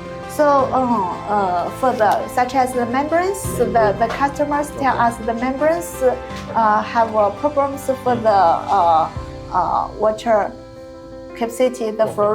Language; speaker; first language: English; non-native, learner; Chinese